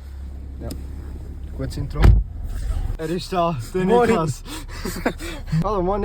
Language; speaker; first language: German; native; German